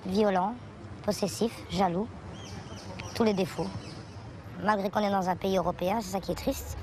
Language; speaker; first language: French; early bilingual, other home language; Arabic